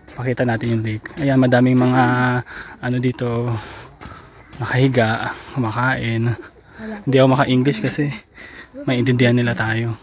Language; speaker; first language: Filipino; native; Filipino